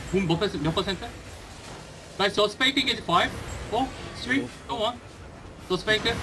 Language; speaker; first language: Korean; native; Korean